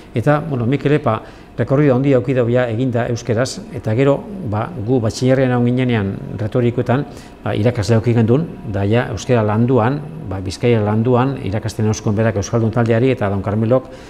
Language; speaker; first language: Basque; native; Basque